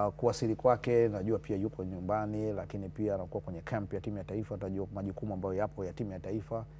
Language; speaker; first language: Swahili; native; Swahili